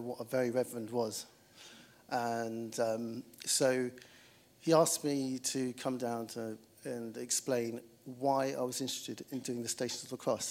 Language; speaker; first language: English; native; English